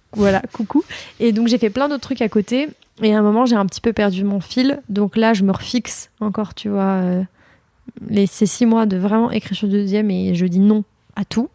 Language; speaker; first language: French; native; French